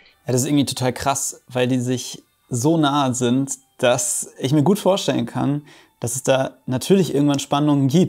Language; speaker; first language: German; native; German